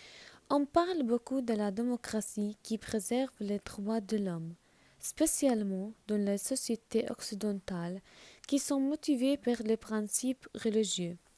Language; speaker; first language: French; non-native, learner; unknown